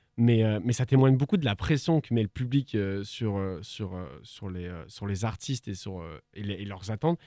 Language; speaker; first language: French; native; French